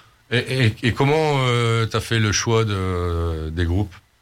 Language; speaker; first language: French; native; French